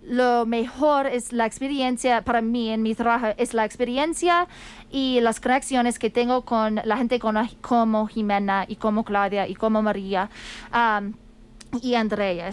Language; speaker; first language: Spanish; non-native, fluent; English